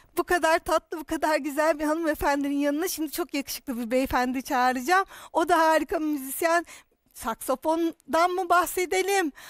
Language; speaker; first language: Turkish; native; Turkish